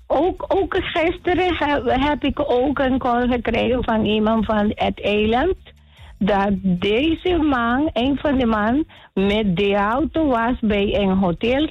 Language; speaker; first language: Dutch; non-native, learner; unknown